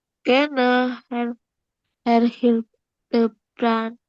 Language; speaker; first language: German; non-native, learner; Indonesian